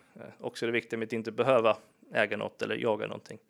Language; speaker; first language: Swedish; early bilingual, other home language; English